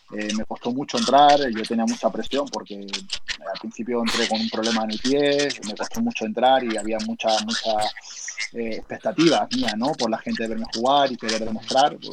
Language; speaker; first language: Spanish; native; Spanish